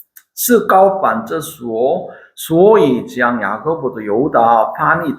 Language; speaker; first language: Chinese; non-native, fluent; Korean